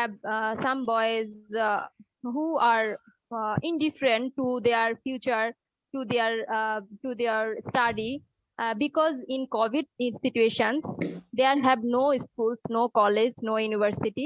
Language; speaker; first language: English; non-native, learner; Bangla